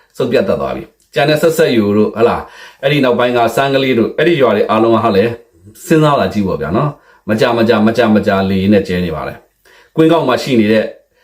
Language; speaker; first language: Burmese; native; Burmese